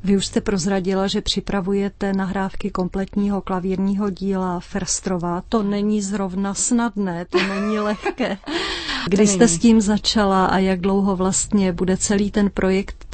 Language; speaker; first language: Czech; native; Czech